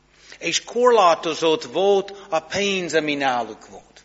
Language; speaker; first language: Hungarian; non-native, fluent; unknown